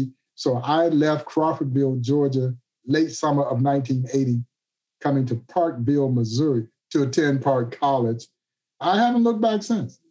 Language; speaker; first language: English; native; English